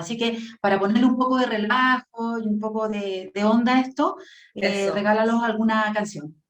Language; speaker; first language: Spanish; native; Spanish